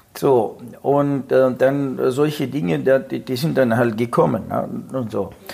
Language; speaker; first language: German; non-native, fluent; Russian